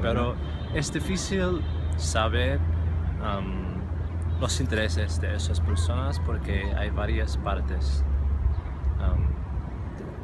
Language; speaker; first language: Spanish; non-native, learner; English